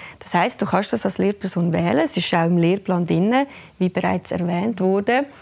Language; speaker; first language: German; early bilingual, other home language; Albanian